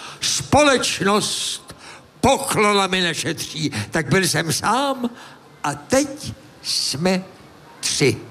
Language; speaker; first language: Czech; native; Czech